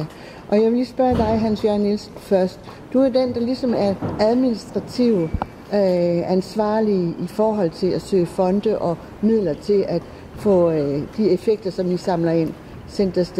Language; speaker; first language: Danish; native; Danish